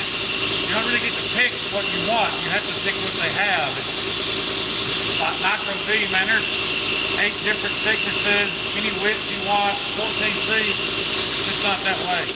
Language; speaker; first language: English; native; English